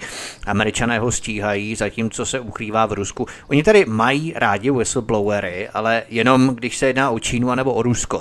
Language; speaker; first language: Czech; native; Czech